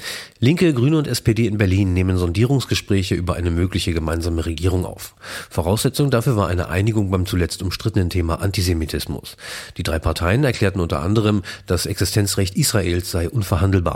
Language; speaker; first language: German; native; German